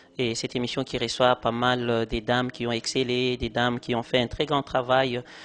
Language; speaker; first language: French; non-native, local second language; Lingala